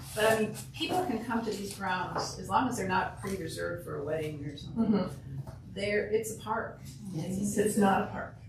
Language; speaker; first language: English; native; English